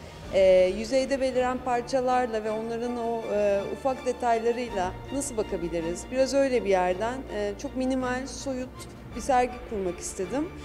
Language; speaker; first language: Turkish; native; Turkish